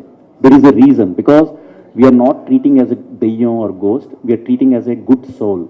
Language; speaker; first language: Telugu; early bilingual, heritage; English